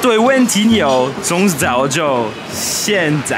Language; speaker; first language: Chinese; non-native, fluent; French